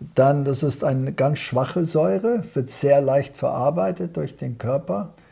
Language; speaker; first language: German; early bilingual, heritage; German